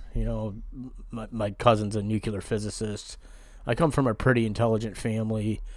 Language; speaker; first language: English; native; English